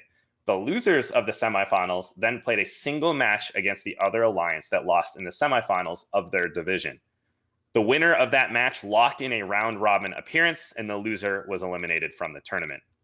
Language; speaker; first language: English; native; English